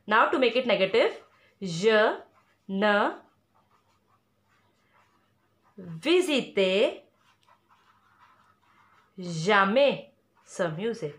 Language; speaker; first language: French; non-native, learner; Hindi